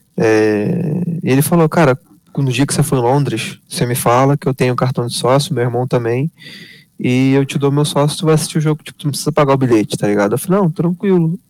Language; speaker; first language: Portuguese; native; Portuguese